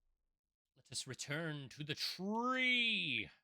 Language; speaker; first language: English; native; English